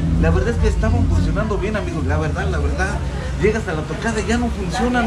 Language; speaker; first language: Spanish; native; Spanish